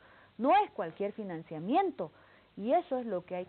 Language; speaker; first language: Spanish; native; Spanish